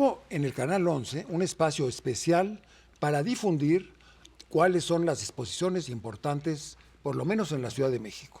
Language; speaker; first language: Spanish; native; Spanish